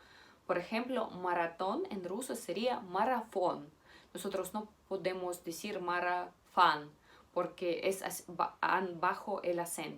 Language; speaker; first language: Spanish; non-native, fluent; Russian